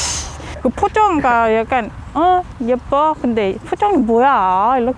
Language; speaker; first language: Korean; non-native, fluent; Thai